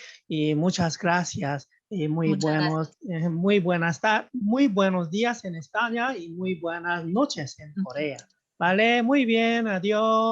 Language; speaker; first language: Spanish; non-native, fluent; Korean